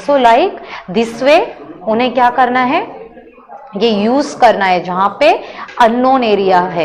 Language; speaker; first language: Hindi; native; Hindi